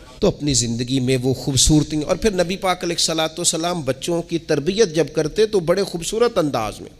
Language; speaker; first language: Urdu; non-native, local second language; Punjabi